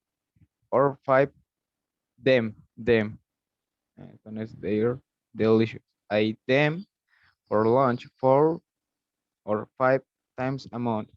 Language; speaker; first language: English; non-native, learner; Spanish